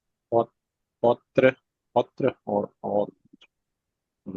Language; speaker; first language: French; non-native, learner; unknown